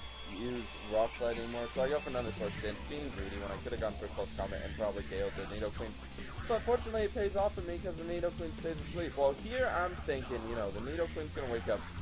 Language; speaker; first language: English; native; English